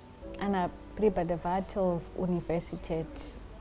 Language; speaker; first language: Russian; non-native, learner; Shona